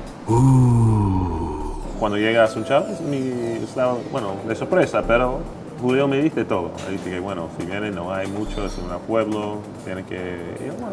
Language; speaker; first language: Spanish; non-native, fluent; English